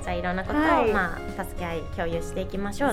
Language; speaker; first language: Japanese; native; Japanese